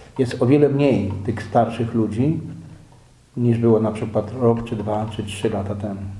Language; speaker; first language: Polish; native; Polish